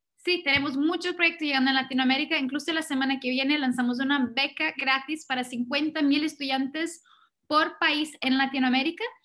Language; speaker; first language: Spanish; non-native, fluent; Portuguese